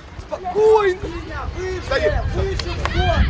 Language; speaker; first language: Russian; native; Russian